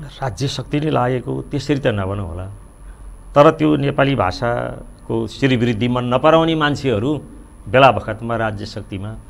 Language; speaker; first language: Nepali; native; Nepali